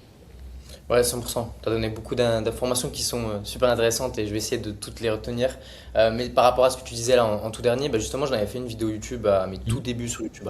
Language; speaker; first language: French; native; French